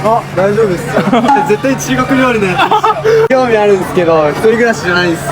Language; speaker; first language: Japanese; early bilingual, heritage; Japanese